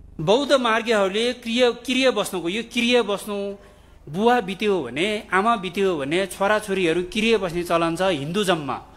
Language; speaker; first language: Nepali; non-native, local second language; Gurung